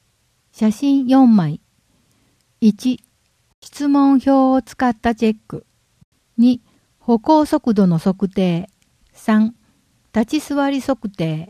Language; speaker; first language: Japanese; native; Japanese